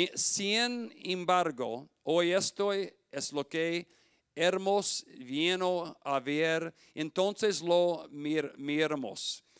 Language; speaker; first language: Spanish; non-native, learner; English